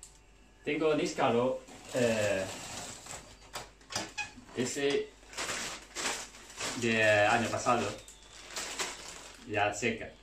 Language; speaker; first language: Spanish; non-native, learner; Chinese